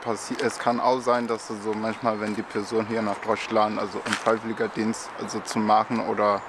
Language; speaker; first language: German; non-native, fluent; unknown